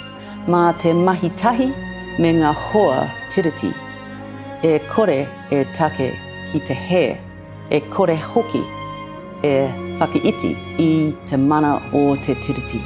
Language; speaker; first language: Māori; non-native, learner; English